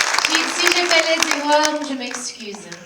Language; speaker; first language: French; non-native, learner; English